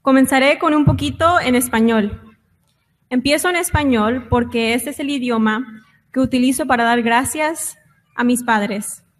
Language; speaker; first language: Spanish; early bilingual, heritage; Spanish